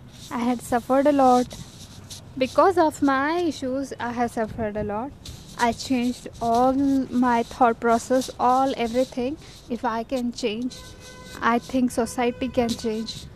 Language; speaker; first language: English; non-native, local second language; Malayalam